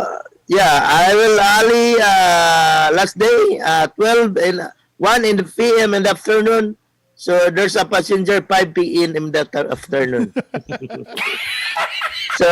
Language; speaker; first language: English; non-native, learner; Cebuano